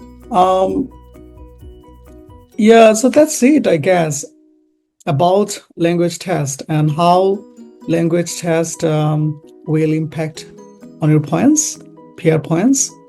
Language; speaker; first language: English; non-native, local second language; Bangla